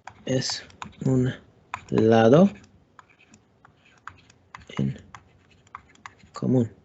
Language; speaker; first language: Spanish; non-native, learner; English